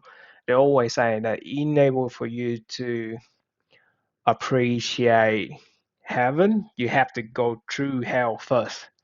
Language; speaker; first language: English; non-native, fluent; Vietnamese